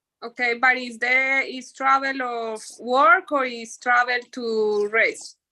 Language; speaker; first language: English; non-native, learner; Spanish